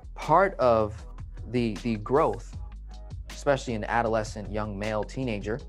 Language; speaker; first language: English; native; English